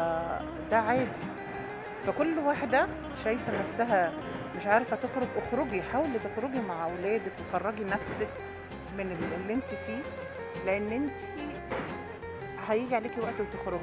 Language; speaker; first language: Arabic; native; Arabic